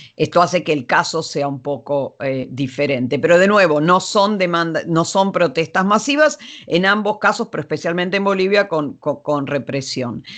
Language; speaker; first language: Spanish; non-native, fluent; Dutch